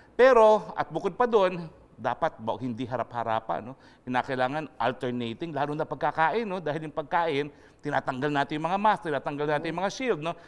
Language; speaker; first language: Filipino; native; Filipino